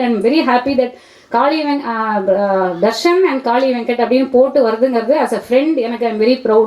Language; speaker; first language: Tamil; native; Tamil